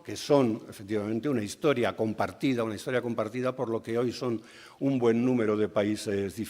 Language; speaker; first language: Spanish; native; Spanish